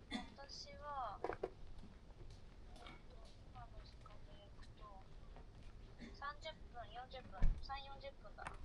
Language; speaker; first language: Japanese; native; Japanese